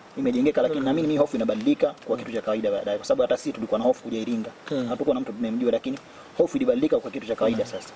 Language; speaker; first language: Swahili; native; Swahili